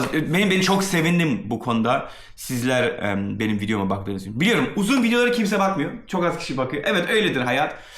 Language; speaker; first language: Turkish; early bilingual, heritage; Turkish